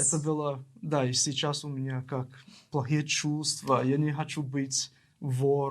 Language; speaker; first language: Russian; non-native, learner; English